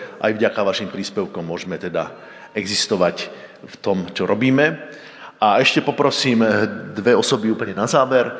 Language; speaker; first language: Slovak; native; Slovak